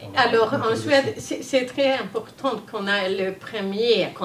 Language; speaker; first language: French; non-native, learner; Swedish